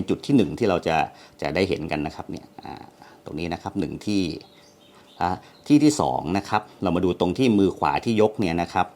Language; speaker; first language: Thai; native; Thai